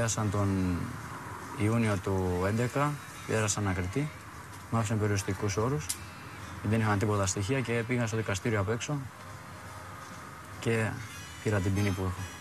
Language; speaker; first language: Greek; early bilingual, other home language; Albanian